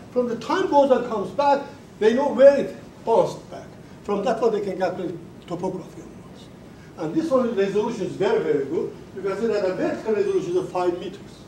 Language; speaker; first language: English; non-native, fluent; Azerbaijani